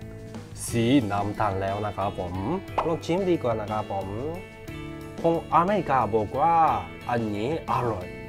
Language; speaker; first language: Thai; non-native, learner; Japanese